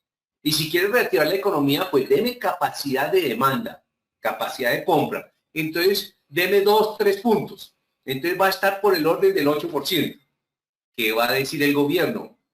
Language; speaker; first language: Spanish; native; Spanish